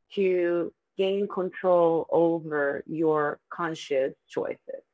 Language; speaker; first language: English; non-native, fluent; Portuguese